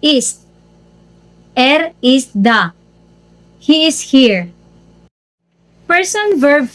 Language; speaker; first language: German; non-native, learner; Cebuano